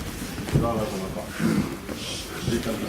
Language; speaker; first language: French; native; French